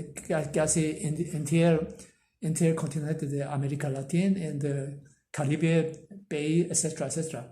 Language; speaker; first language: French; non-native, learner; Korean